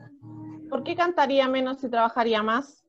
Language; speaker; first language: Spanish; native; Spanish